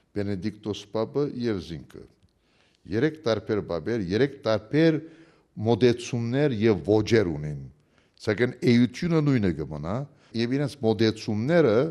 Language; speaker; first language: Armenian; early bilingual, heritage; Armenian